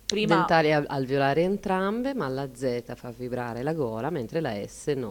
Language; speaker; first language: Italian; native; Italian